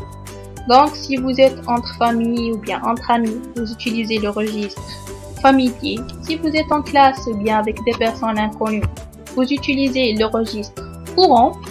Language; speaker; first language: French; non-native, local second language; Arabic